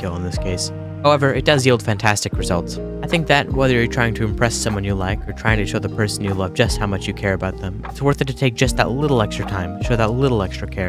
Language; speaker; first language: English; native; English